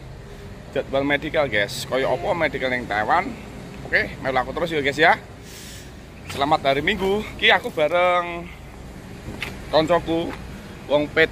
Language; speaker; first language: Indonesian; non-native, local second language; Javanese